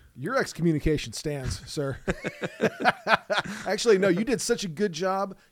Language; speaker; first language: English; native; English